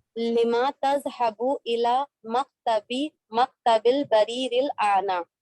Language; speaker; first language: Arabic; non-native, learner; Urdu